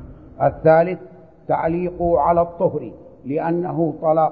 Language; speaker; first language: Arabic; native; Arabic